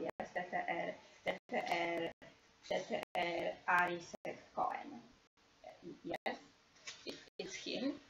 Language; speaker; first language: English; non-native, learner; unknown